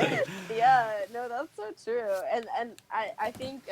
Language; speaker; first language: English; native; English